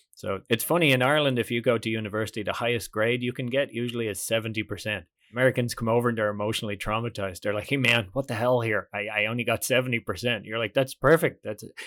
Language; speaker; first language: English; native; English